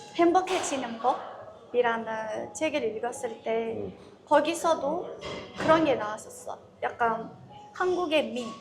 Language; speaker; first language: Korean; non-native, fluent; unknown